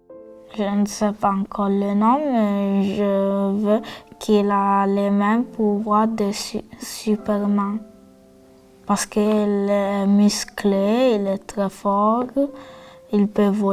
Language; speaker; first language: French; non-native, learner; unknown